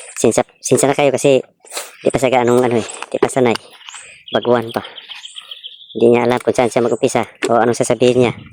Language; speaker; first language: Filipino; non-native, local second language; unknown